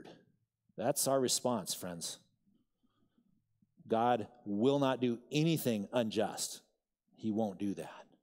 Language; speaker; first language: English; native; English